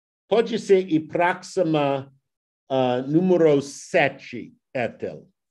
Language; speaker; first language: Portuguese; non-native, learner; English